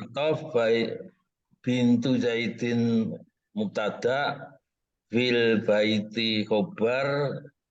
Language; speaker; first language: Arabic; non-native, learner; Indonesian